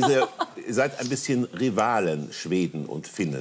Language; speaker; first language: German; native; German